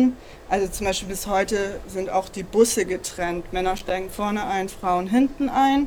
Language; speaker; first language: German; native; German